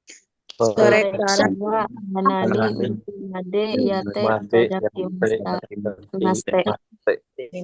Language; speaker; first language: Japanese; non-native, learner; Indonesian